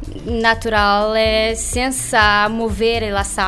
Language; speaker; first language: Italian; non-native, learner; Portuguese